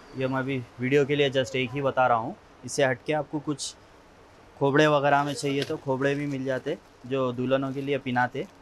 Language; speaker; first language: Hindi; non-native, local second language; Urdu